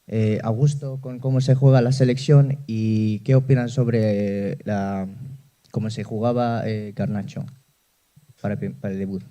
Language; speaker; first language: Spanish; non-native, fluent; Indonesian